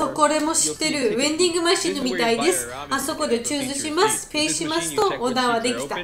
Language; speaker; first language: Japanese; non-native, learner; Georgian